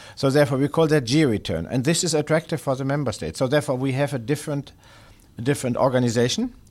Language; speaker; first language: English; non-native, fluent; German